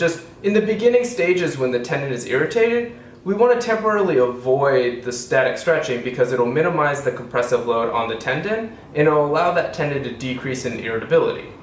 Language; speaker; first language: English; native; English